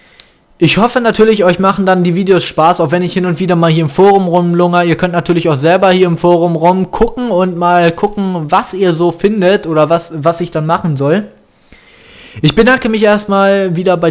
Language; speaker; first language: German; native; German